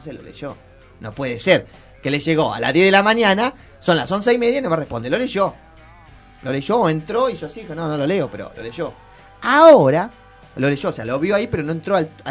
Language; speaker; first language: Spanish; native; Spanish